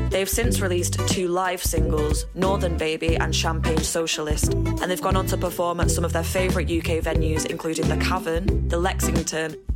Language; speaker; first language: English; native; English